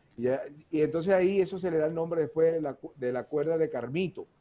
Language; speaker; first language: Spanish; native; Spanish